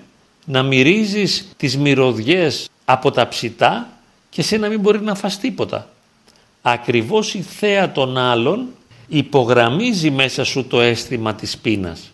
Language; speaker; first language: Greek; native; Greek